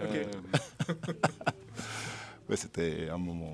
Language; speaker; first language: French; non-native, learner; Spanish